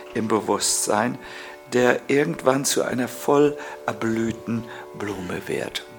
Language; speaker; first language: German; native; German